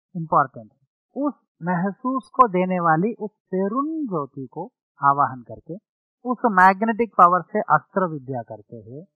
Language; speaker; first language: Hindi; non-native, local second language; Telugu